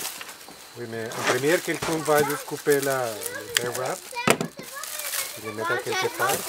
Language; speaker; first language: French; non-native, fluent; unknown